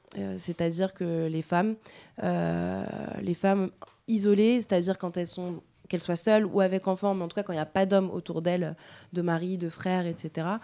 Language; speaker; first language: French; native; French